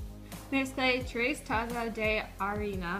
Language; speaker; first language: Spanish; non-native, learner; English